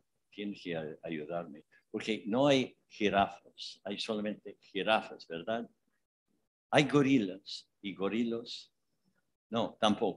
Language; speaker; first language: Spanish; non-native, fluent; English